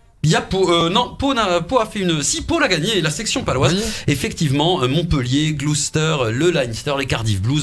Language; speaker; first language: French; native; French